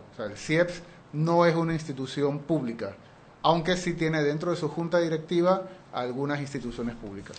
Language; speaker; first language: Spanish; native; Spanish